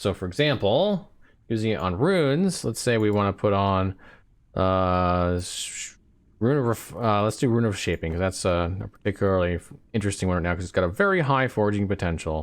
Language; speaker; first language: English; native; English